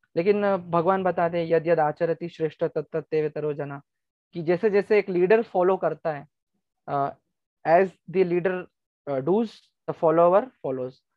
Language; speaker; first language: Hindi; non-native, local second language; Gujarati